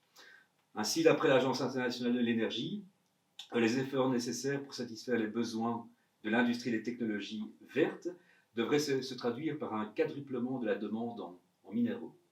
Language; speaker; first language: French; native; French